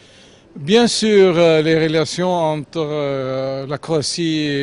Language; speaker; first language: French; non-native, fluent; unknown